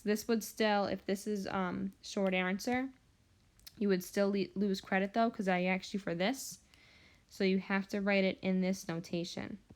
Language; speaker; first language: English; native; English